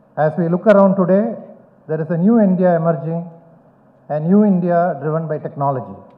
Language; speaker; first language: English; non-native, local second language; Tamil